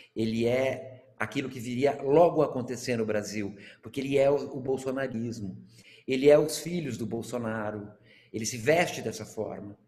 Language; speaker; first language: Portuguese; native; Portuguese